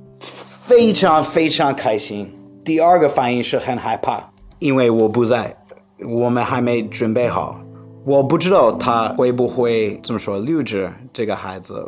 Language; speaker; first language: Chinese; non-native, fluent; English